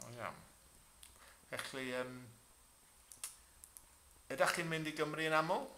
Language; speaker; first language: Welsh; non-native, fluent; English